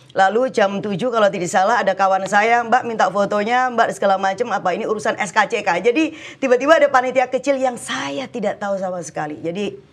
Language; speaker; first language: Indonesian; native; Indonesian